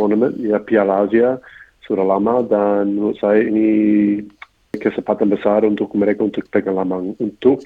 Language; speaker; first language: Indonesian; non-native, fluent; English